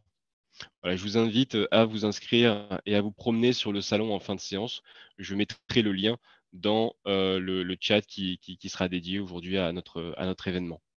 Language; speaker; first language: French; native; French